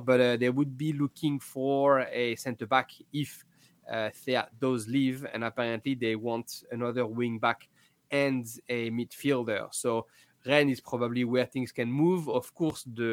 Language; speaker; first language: English; non-native, fluent; French